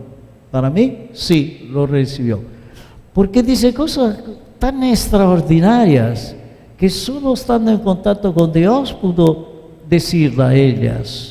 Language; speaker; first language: Spanish; non-native, fluent; Italian